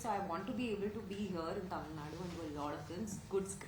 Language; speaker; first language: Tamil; non-native, learner; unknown